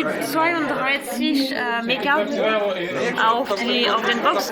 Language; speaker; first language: German; non-native, learner; French